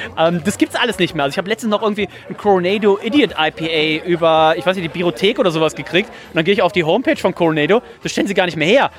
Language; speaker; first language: German; native; German